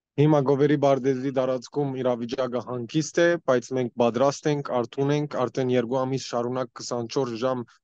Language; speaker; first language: Armenian; early bilingual, heritage; Armenian